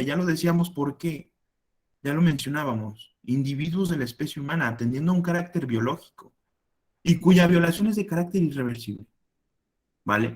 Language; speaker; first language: Spanish; native; Spanish